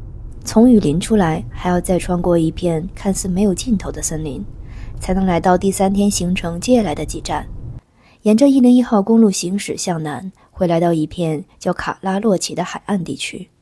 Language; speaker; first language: Chinese; native; Chinese